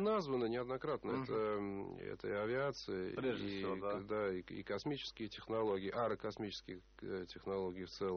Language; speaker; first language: Russian; native; Russian